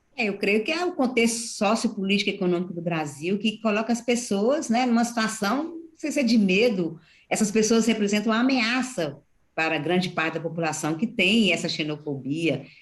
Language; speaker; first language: Portuguese; native; Portuguese